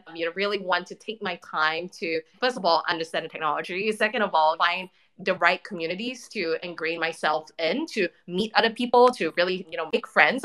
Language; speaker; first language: English; native; English